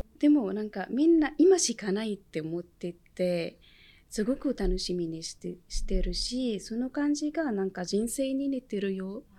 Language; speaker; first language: Japanese; non-native, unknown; Arabic